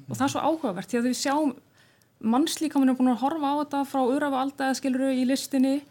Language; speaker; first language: Icelandic; native; Icelandic